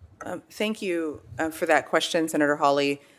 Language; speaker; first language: English; native; English